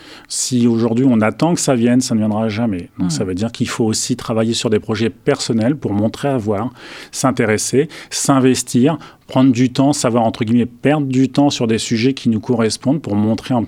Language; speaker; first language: French; native; French